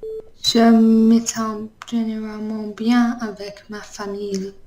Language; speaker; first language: French; non-native, learner; English